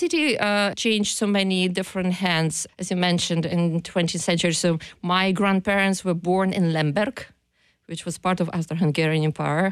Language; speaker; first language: English; non-native, fluent; Ukrainian